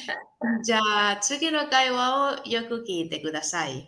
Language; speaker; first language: Japanese; non-native, learner; Spanish